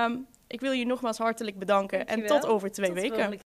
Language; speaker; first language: Dutch; native; Dutch